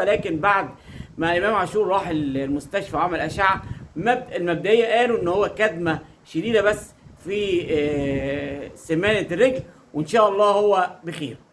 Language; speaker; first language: Arabic; native; Arabic